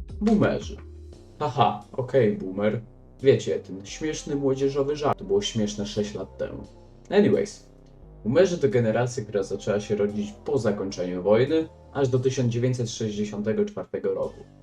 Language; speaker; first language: Polish; native; Polish